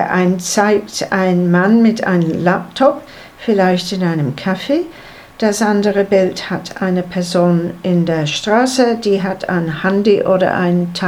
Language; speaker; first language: German; non-native, learner; English